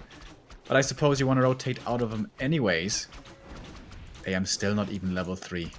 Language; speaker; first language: English; non-native, fluent; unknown